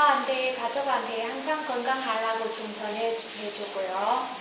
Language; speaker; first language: Korean; non-native, fluent; Vietnamese